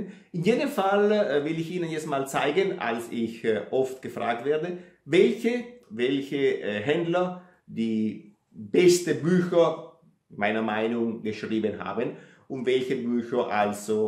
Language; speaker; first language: German; non-native, fluent; Italian